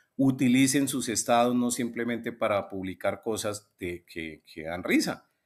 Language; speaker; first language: Spanish; native; Spanish